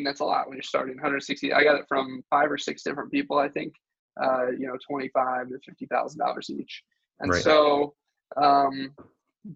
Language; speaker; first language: English; native; English